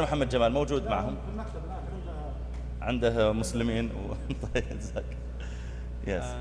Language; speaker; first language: Arabic; native; Arabic